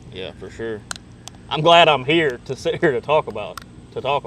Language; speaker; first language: English; native; English